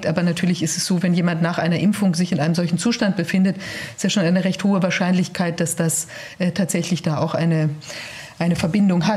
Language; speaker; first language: German; native; German